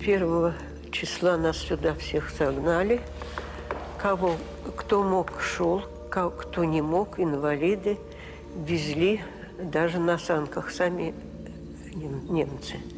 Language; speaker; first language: Russian; native; Russian